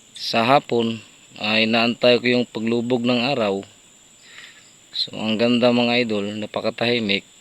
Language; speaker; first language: Filipino; non-native, local second language; Waray